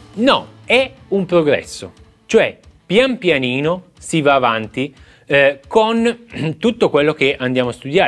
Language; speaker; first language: Italian; native; Italian